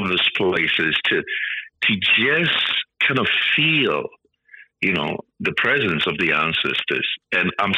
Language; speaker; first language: English; non-native, local second language; Akan